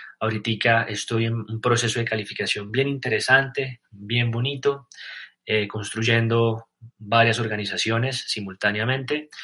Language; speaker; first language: Spanish; native; Spanish